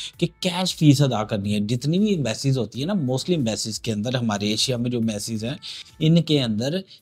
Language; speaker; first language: Urdu; non-native, local second language; Punjabi